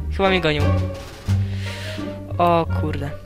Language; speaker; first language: Polish; native; Polish